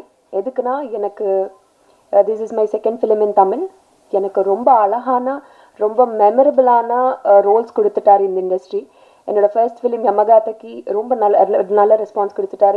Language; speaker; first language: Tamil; non-native, learner; Telugu